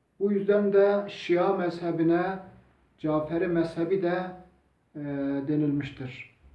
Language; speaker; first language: Turkish; non-native, local second language; Zaza